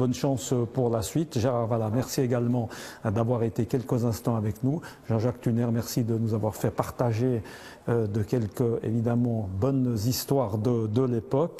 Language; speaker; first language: French; native; French